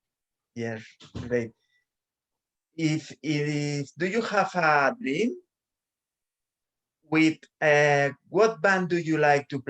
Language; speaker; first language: English; non-native, learner; Spanish